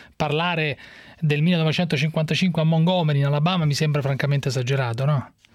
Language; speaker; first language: Italian; native; Italian